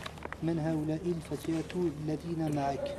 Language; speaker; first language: Arabic; non-native, learner; French